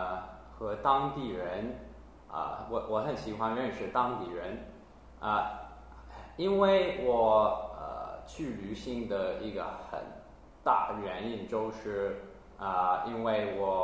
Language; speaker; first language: Chinese; non-native, fluent; English